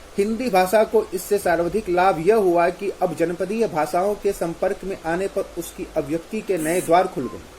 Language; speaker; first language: Hindi; native; Hindi